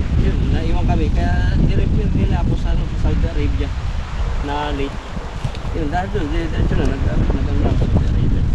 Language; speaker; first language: Filipino; native; Filipino